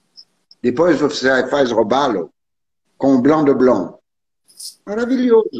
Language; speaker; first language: Portuguese; non-native, learner; French